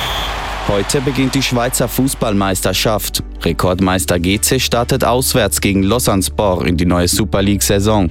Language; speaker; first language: German; native; German